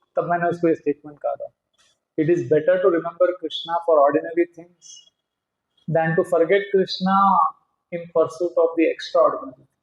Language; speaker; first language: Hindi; non-native, local second language; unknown